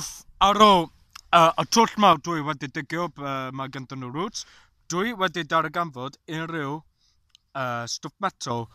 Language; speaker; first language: Welsh; non-native, learner; English